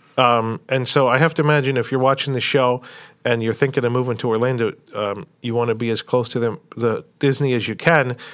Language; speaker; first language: English; native; English